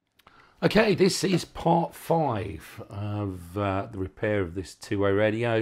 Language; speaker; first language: English; native; English